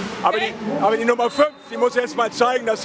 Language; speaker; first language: German; native; German